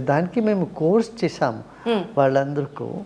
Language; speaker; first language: Telugu; non-native, local second language; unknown